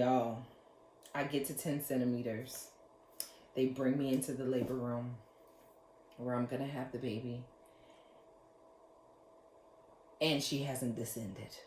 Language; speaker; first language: English; native; English